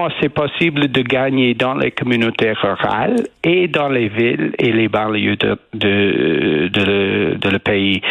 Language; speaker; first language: French; non-native, learner; English